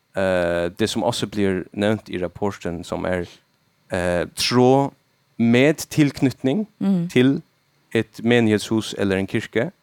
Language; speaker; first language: Swedish; non-native, learner; Faroese